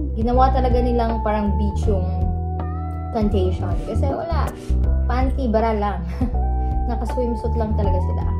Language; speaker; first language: Filipino; non-native, local second language; Cebuano